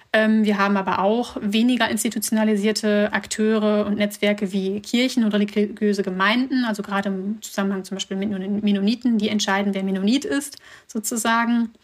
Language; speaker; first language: German; early bilingual, other home language; Russian